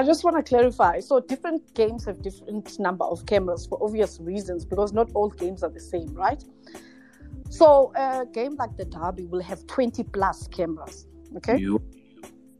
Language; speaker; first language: English; non-native, local second language; Zulu